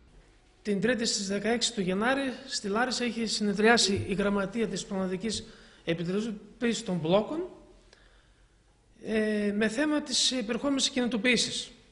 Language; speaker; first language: Greek; native; Greek